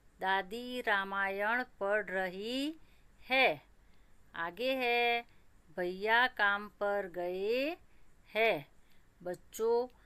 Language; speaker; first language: Hindi; non-native, local second language; Gujarati